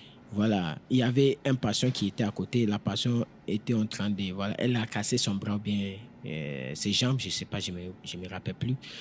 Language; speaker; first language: French; non-native, fluent; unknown